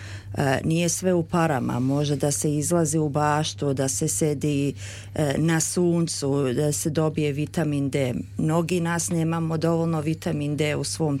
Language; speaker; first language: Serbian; early bilingual, heritage; Serbian